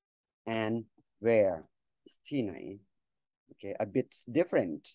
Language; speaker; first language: English; non-native, fluent; Thai